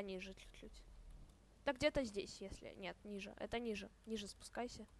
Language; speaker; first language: Russian; native; Russian